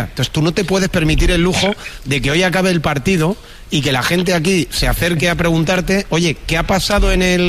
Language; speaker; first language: Spanish; native; Spanish